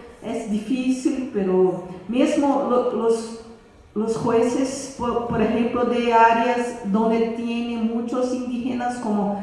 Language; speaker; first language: Spanish; non-native, fluent; Portuguese